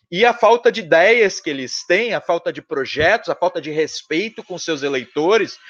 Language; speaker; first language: Portuguese; native; Portuguese